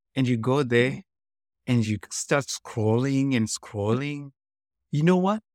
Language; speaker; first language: English; non-native, local second language; Shona